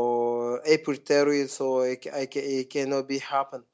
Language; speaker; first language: English; non-native, fluent; French